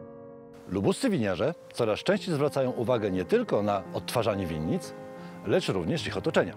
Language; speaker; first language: Polish; native; Polish